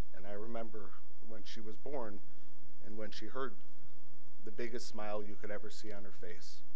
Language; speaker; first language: English; native; English